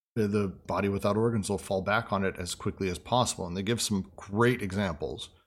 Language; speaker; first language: English; native; English